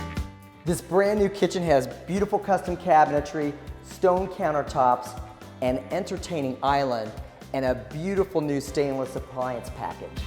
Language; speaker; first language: English; native; English